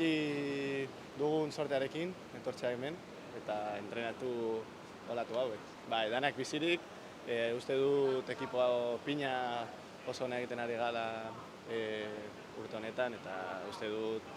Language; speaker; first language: Basque; non-native, local second language; Spanish